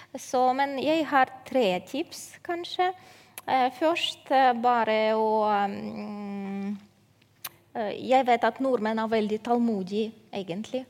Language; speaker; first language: Norwegian; non-native, fluent; Ukrainian